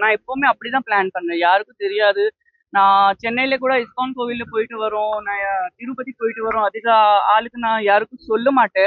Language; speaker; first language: Tamil; non-native, local second language; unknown